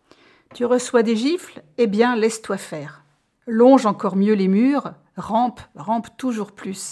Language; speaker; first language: French; native; French